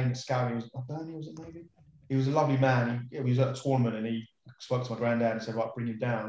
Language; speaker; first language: English; native; English